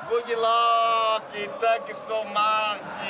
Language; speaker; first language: English; non-native, learner; Portuguese